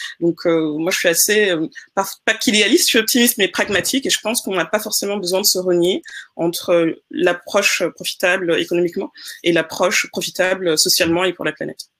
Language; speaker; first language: French; non-native, local second language; Wolof